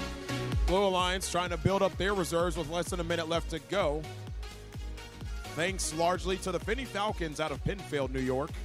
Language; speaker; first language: English; native; English